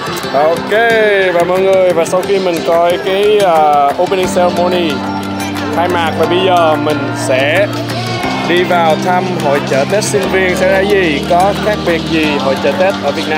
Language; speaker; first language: Vietnamese; early bilingual, heritage; Vietnamese